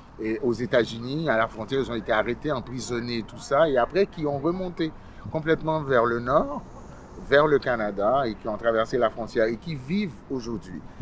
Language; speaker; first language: French; early bilingual, other home language; Haitian Creole